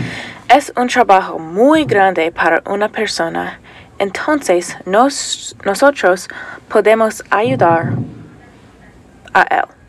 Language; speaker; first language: Spanish; non-native, learner; English